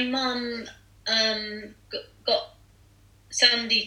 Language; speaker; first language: English; native; English